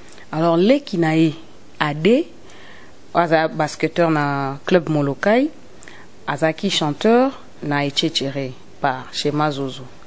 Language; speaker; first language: French; non-native, local second language; Lingala